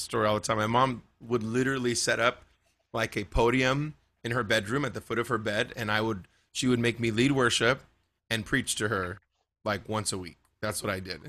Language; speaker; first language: English; native; English